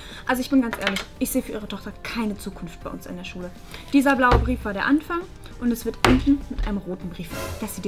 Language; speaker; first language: German; native; German